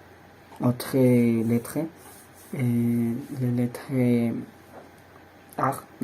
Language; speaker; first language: French; non-native, learner; Spanish